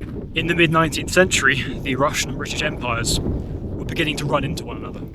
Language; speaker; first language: English; native; English